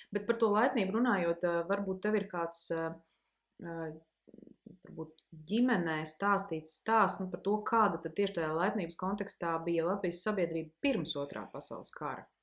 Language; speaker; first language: Latvian; native; Latvian